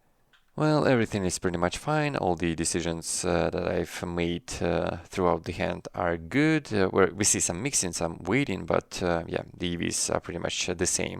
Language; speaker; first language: English; non-native, fluent; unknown